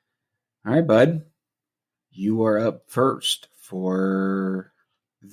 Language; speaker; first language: English; native; English